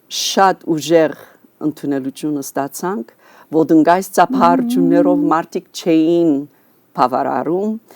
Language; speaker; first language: Armenian; early bilingual, heritage; Armenian